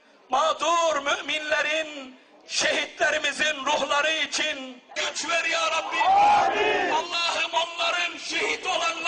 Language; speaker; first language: Turkish; native; Turkish